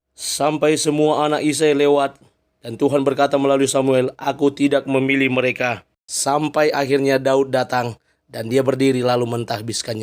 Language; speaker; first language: Indonesian; native; Indonesian